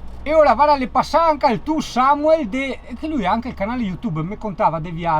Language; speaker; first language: Italian; native; Italian